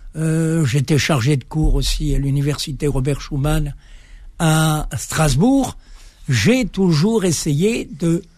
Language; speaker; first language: French; native; French